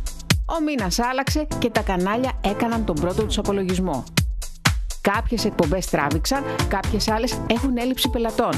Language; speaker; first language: Greek; native; Greek